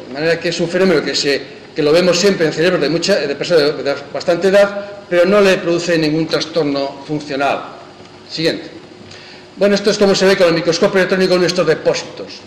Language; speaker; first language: Spanish; native; Spanish